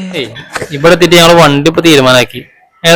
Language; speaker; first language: Malayalam; native; Malayalam